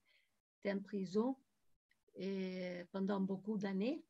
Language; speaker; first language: French; non-native, fluent; Spanish